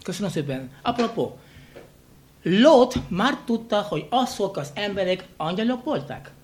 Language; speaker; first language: Hungarian; non-native, fluent; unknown